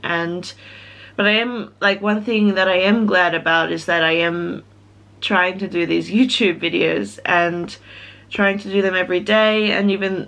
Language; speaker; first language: English; native; English